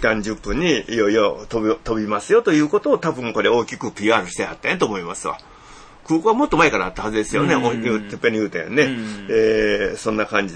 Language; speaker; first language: Japanese; native; Japanese